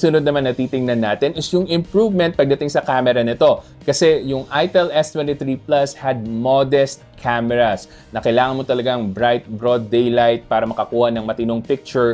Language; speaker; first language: Filipino; native; Filipino